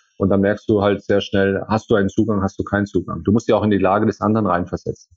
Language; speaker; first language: German; early bilingual, other home language; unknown